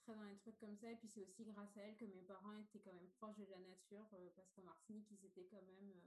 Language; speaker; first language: French; native; French